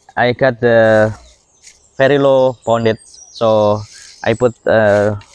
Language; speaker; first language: English; non-native, learner; Indonesian